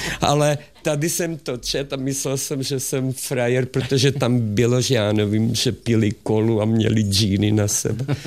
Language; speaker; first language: Czech; non-native, local second language; Hungarian